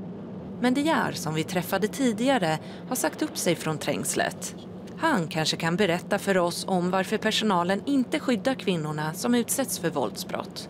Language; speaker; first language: Swedish; native; Swedish